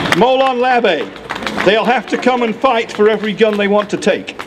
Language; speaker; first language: English; native; English